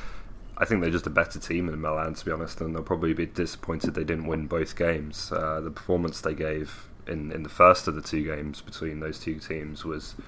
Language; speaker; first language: English; native; English